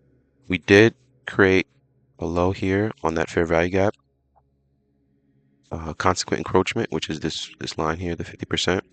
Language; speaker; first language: English; native; English